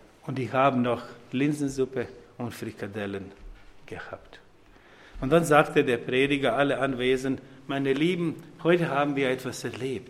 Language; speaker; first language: German; non-native, fluent; Croatian